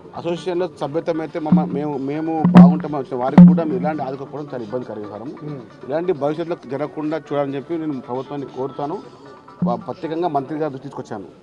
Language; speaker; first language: Telugu; native; Telugu